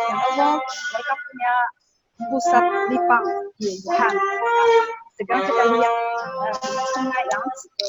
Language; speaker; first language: Indonesian; non-native, learner; Chinese